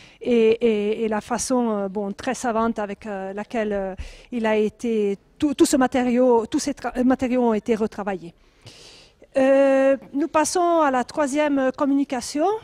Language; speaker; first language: French; native; French